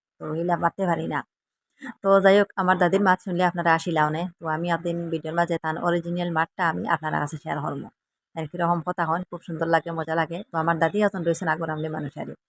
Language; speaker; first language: Bangla; native; Bangla